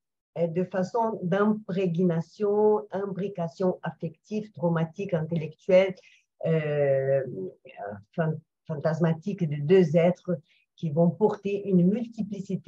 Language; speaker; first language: French; non-native, fluent; Portuguese